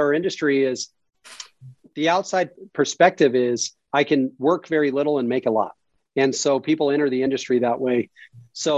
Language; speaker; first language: English; native; English